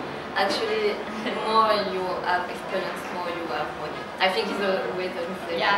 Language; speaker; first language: English; non-native, learner; French